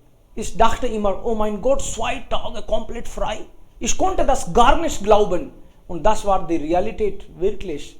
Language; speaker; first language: German; non-native, fluent; Hindi